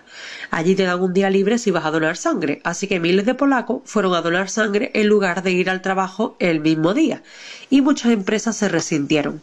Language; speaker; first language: Spanish; native; Spanish